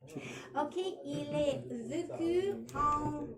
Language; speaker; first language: French; non-native, learner; Russian